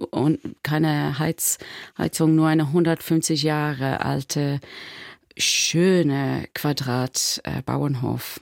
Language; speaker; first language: German; non-native, learner; English